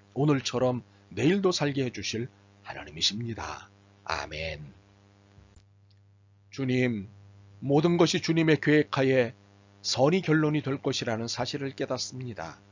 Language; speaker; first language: Korean; native; Korean